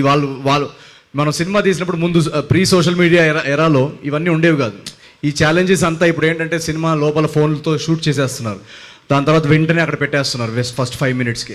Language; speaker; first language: Telugu; native; Telugu